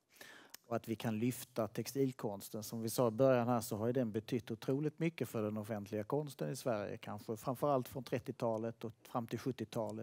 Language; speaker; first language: Swedish; native; Swedish